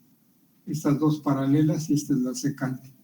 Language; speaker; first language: Spanish; native; Spanish